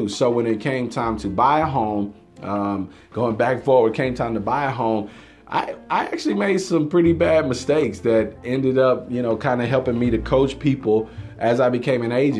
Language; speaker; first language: English; native; English